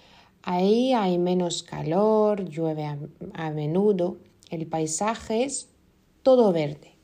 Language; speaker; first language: Spanish; non-native, fluent; Lithuanian